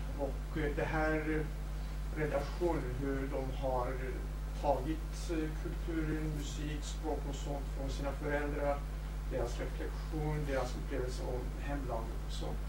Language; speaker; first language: Swedish; non-native, fluent; Kurdish